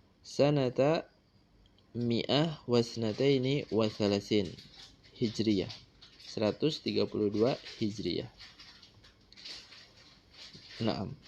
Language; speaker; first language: Arabic; non-native, fluent; Indonesian